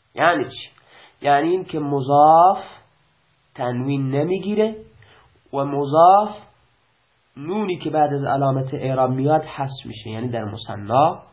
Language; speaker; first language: Persian; non-native, local second language; Baluchi